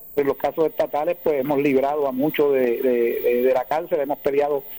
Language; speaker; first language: Spanish; native; Spanish